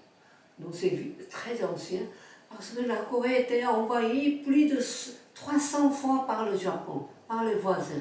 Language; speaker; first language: French; non-native, fluent; Korean